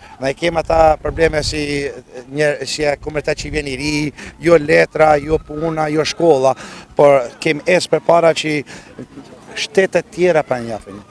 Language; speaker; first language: Albanian; early bilingual, heritage; Albanian